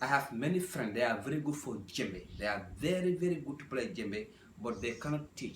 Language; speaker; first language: English; non-native, learner; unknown